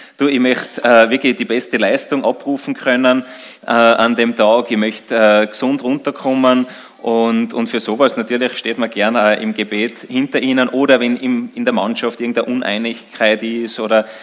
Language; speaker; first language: German; native; German